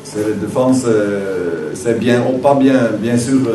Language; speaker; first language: French; non-native, learner; Dutch